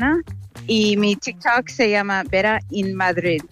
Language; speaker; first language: Spanish; non-native, fluent; English